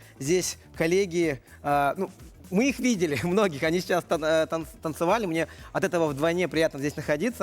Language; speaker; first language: Russian; native; Russian